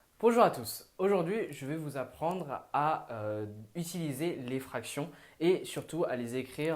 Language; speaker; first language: French; native; French